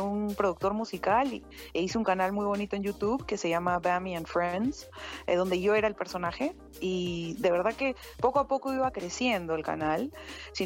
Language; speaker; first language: Spanish; native; Spanish